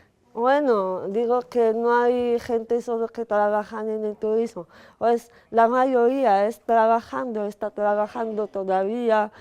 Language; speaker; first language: Spanish; non-native, fluent; Arabic